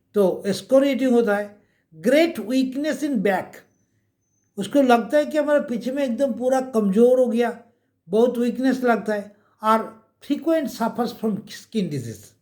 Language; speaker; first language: Hindi; non-native, local second language; Bangla